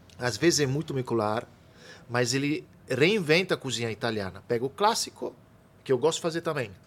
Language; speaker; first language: Portuguese; non-native, fluent; Italian